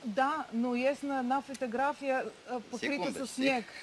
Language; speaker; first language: Russian; non-native, learner; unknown